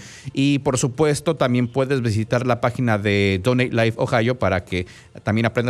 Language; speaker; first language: Spanish; native; Spanish